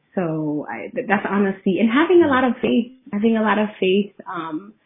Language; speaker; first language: English; early bilingual, other home language; Haitian Creole